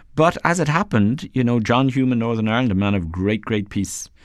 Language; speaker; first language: English; native; English